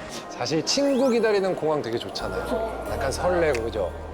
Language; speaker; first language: Korean; native; Korean